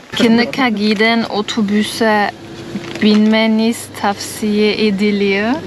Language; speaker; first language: Turkish; non-native, learner; German